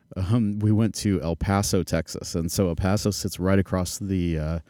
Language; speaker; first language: English; native; English